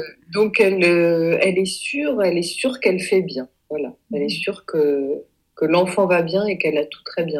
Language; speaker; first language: French; native; French